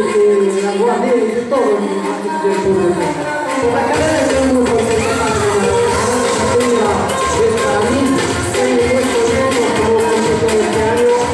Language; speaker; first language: Spanish; non-native, learner; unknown